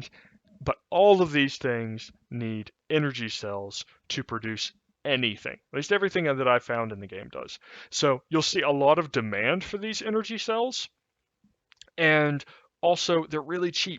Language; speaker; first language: English; native; English